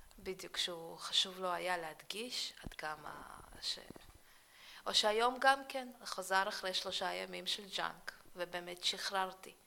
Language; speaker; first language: Hebrew; early bilingual, other home language; Russian